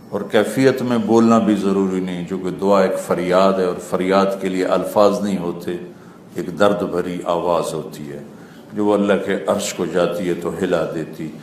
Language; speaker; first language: Urdu; non-native, local second language; Punjabi